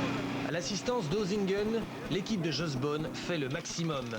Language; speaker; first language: French; native; French